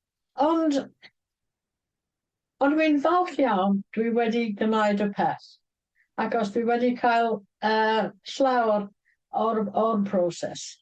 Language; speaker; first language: Welsh; non-native, fluent; English